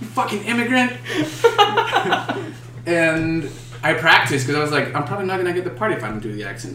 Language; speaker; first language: English; non-native, fluent; Spanish